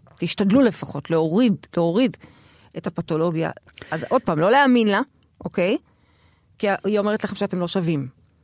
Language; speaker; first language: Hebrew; native; Hebrew